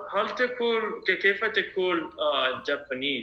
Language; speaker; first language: Arabic; non-native, learner; Portuguese